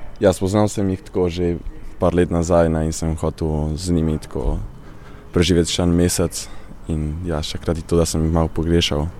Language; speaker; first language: Slovenian; early bilingual, heritage; Slovenian